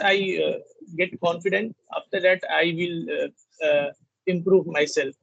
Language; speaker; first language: English; non-native, learner; Hindi